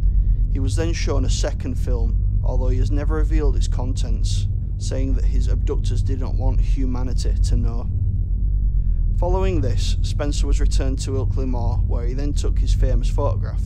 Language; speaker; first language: English; native; English